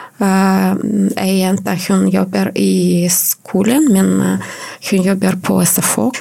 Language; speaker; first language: Norwegian; non-native, learner; Romanian